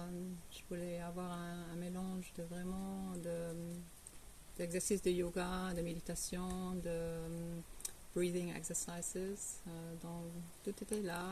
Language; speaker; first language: French; non-native, fluent; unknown